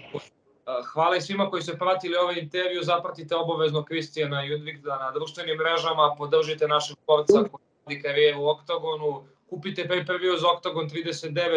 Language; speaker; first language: Serbian; native; Serbian